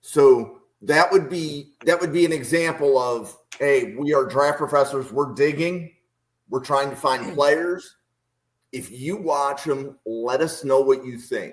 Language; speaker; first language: English; native; English